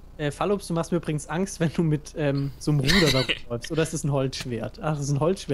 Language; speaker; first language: German; native; German